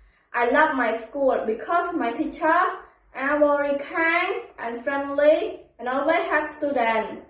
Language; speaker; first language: English; non-native, learner; Khmer